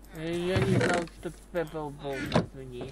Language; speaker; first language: Russian; non-native, learner; English